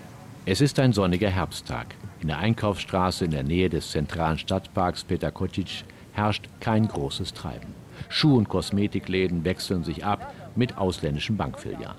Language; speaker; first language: German; native; German